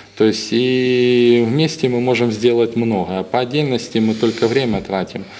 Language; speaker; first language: Russian; native; Russian